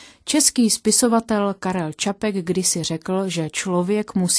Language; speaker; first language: Czech; native; Czech